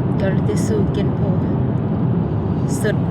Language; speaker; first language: Swedish; non-native, learner; Thai